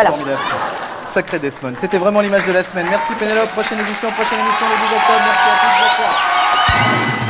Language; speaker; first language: French; native; French